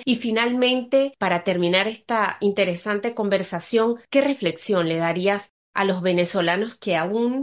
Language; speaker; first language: Spanish; native; Spanish